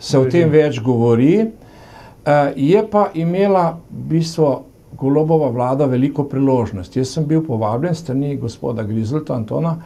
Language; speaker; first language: Slovenian; native; Slovenian